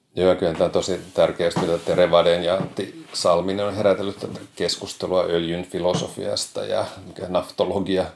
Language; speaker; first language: Finnish; native; Finnish